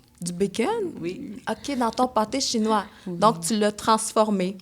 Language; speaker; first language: French; native; French